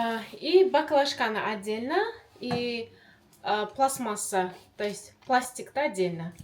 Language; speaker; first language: Russian; non-native, local second language; Uzbek